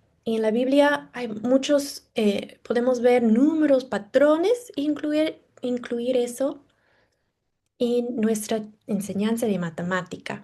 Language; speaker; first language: Spanish; non-native, fluent; English